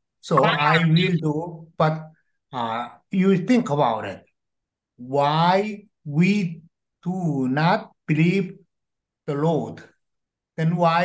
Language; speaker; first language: English; non-native, learner; Korean